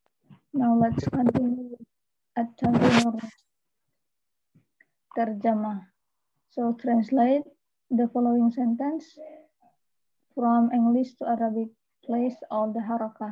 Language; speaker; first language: English; non-native, learner; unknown